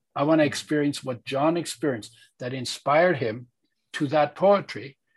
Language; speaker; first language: English; early bilingual, other home language; Polish